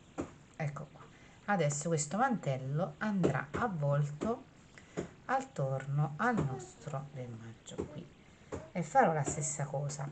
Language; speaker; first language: Italian; native; Italian